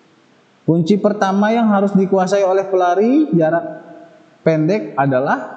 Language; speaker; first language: Indonesian; native; Indonesian